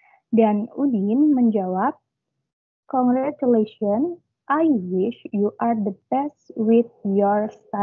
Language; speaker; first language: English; non-native, learner; Indonesian